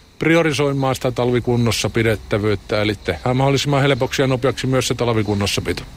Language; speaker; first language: Finnish; native; Finnish